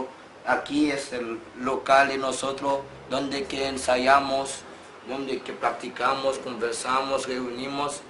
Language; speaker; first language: Spanish; non-native, fluent; Haitian Creole